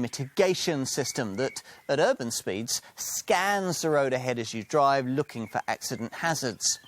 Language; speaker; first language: English; native; English